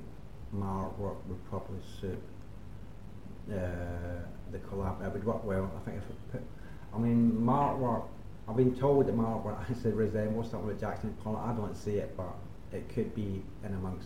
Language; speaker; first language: English; native; English